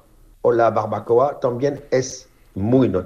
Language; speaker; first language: Spanish; non-native, fluent; French